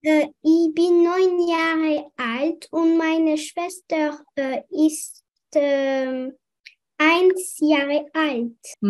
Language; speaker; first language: German; non-native, learner; French